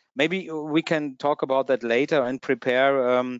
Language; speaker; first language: English; non-native, fluent; German